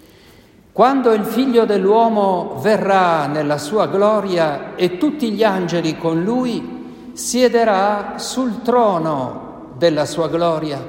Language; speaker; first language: Italian; native; Italian